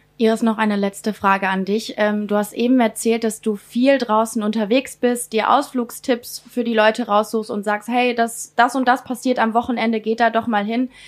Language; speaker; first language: German; native; German